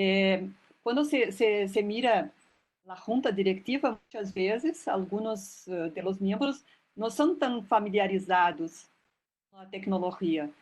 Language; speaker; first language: Spanish; non-native, fluent; Portuguese